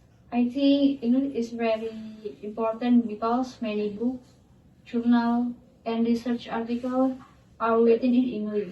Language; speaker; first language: English; non-native, learner; Indonesian